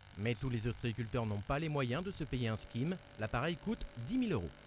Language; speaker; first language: French; native; French